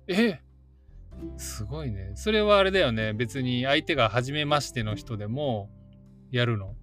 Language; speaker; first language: Japanese; native; Japanese